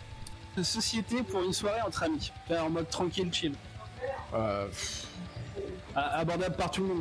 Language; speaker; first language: French; native; French